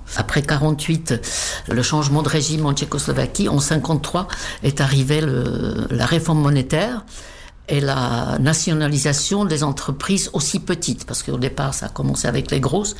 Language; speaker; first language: French; non-native, fluent; Czech